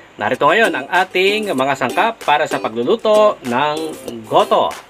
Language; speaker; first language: Filipino; non-native, local second language; Iloko